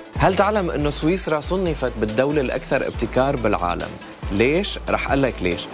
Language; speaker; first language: Arabic; native; Arabic